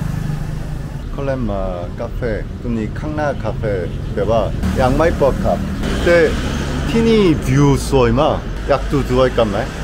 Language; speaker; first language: Thai; non-native, learner; Korean